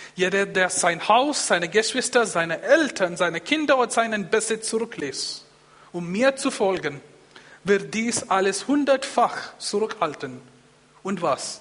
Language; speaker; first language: German; non-native, fluent; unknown